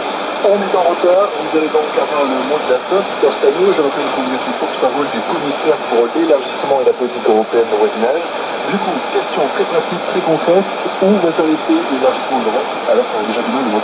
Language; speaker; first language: French; native; French